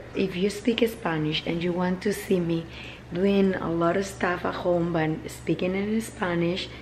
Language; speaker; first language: English; non-native, learner; Spanish